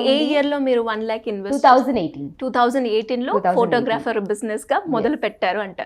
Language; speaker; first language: Telugu; native; Telugu